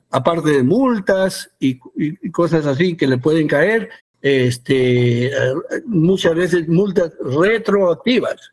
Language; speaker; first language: Spanish; early bilingual, heritage; Spanish